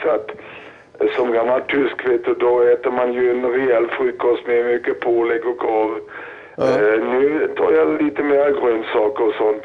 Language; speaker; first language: Swedish; non-native, fluent; German